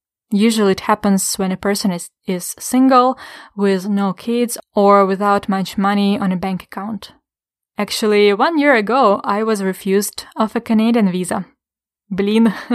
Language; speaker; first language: English; non-native, fluent; Ukrainian